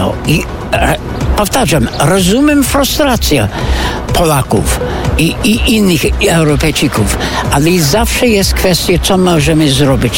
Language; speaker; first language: Polish; non-native, fluent; English